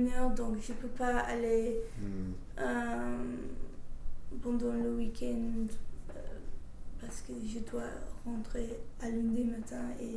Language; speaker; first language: French; non-native, fluent; English